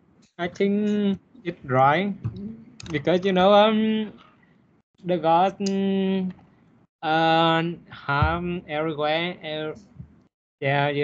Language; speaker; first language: English; non-native, learner; Vietnamese